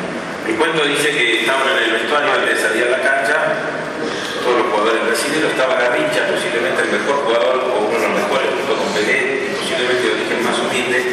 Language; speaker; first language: Spanish; native; Spanish